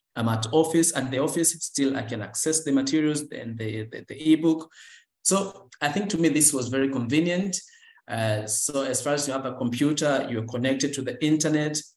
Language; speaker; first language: English; non-native, local second language; Swahili